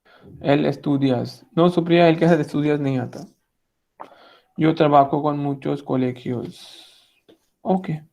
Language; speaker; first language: Spanish; non-native, fluent; Hindi